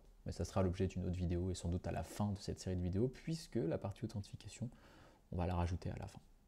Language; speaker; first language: French; native; French